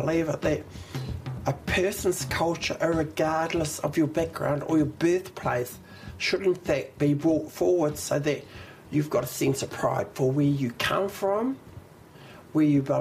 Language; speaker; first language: English; native; English